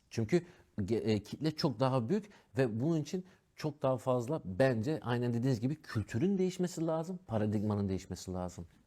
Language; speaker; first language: Turkish; early bilingual, heritage; Turkish